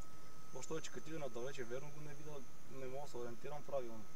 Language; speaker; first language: Bulgarian; native; Bulgarian